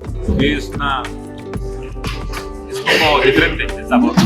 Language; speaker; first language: Spanish; non-native, learner; Hindi